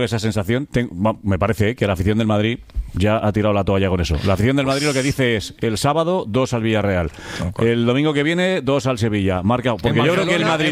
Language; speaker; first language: Spanish; native; Spanish